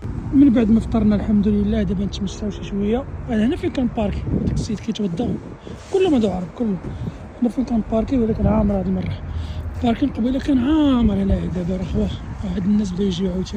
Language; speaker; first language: Arabic; native; Arabic